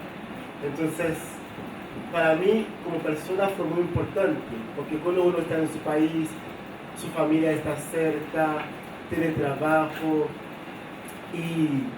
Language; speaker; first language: Spanish; non-native, fluent; Haitian Creole